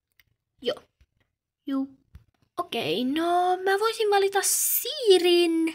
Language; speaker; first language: Finnish; native; Finnish